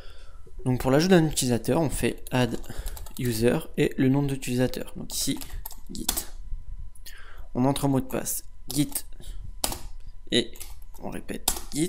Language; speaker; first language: French; native; French